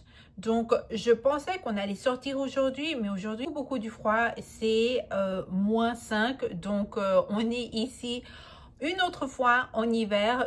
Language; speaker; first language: French; non-native, fluent; Spanish